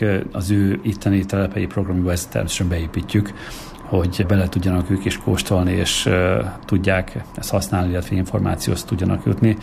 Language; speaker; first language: Hungarian; native; Hungarian